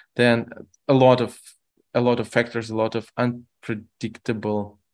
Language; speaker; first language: English; non-native, fluent; Russian